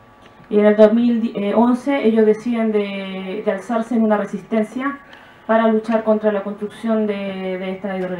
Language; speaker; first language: Spanish; native; Spanish